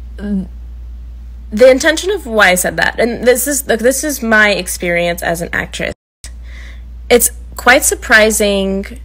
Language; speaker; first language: English; native; English